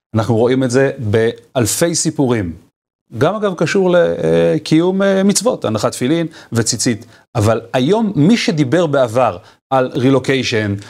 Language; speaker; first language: Hebrew; native; Hebrew